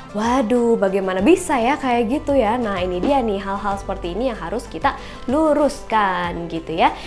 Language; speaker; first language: Indonesian; native; Indonesian